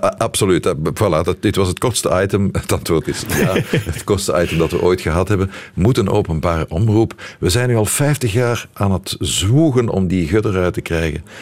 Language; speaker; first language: Dutch; native; Dutch